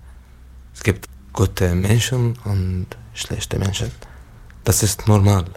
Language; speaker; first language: German; non-native, learner; Arabic